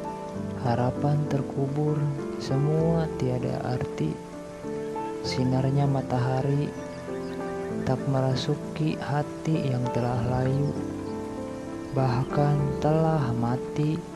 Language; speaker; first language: Indonesian; non-native, local second language; Sundanese